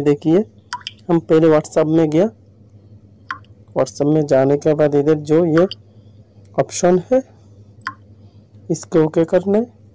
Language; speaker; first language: Hindi; non-native, local second language; Bangla